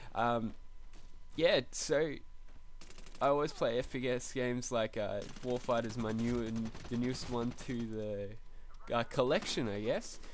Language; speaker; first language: English; native; English